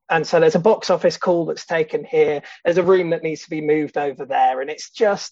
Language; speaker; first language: English; native; English